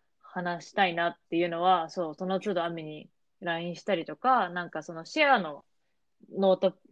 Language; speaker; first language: Japanese; native; Japanese